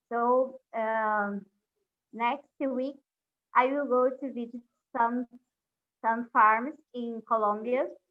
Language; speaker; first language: English; non-native, learner; Portuguese